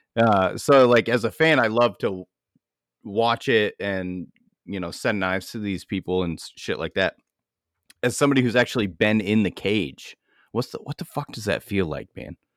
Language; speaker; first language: English; native; English